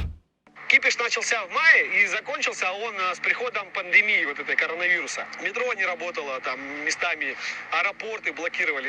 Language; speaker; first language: Russian; native; Russian